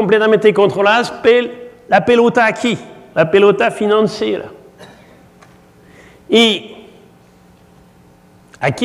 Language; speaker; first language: Portuguese; non-native, learner; French